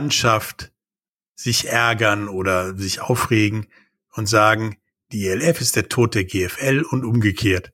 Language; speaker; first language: German; native; German